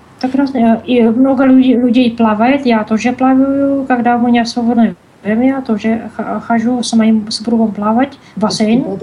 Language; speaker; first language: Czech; non-native, learner; Russian